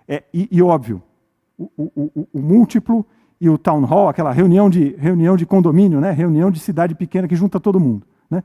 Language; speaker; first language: Portuguese; native; Portuguese